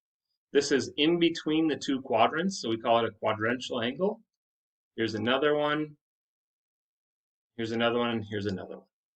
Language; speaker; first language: English; native; English